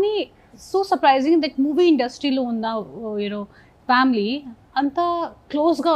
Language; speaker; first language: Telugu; non-native, local second language; Hindi